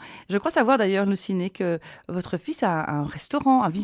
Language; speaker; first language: French; native; French